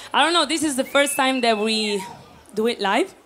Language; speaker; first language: English; early bilingual, other home language; Spanish